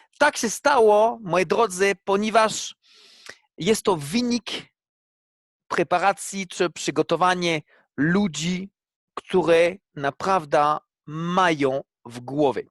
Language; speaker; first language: Polish; non-native, fluent; French